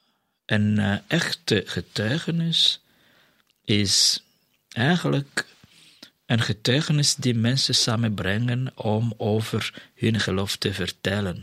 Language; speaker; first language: Dutch; non-native, fluent; Kinyarwanda